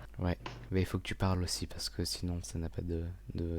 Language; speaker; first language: French; native; French